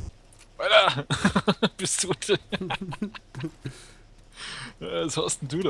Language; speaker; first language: German; native; German